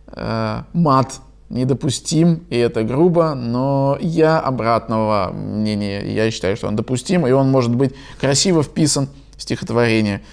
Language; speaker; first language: Russian; native; Russian